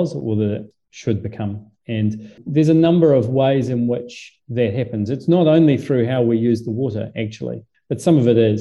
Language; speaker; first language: English; native; English